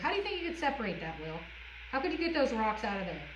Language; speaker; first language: English; native; English